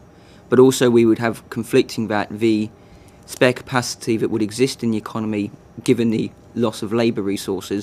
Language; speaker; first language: English; native; English